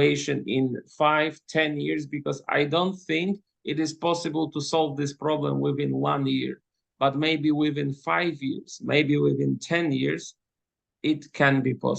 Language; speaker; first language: English; non-native, fluent; Polish